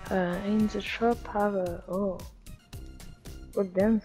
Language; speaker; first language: English; non-native, learner; French